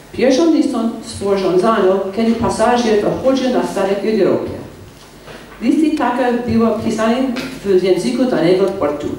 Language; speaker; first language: Polish; non-native, learner; English